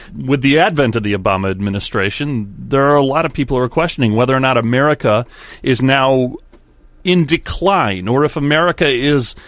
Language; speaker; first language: English; native; English